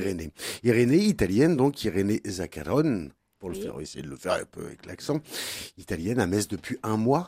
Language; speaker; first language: French; native; French